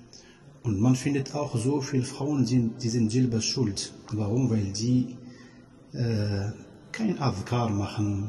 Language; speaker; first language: German; non-native, fluent; Arabic